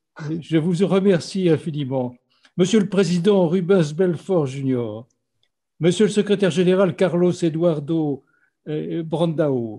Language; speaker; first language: French; native; French